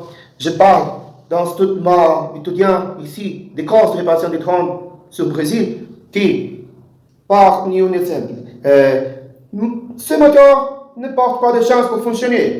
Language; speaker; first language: French; non-native, learner; Portuguese